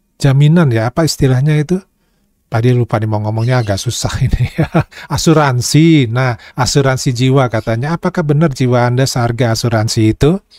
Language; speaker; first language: Indonesian; native; Indonesian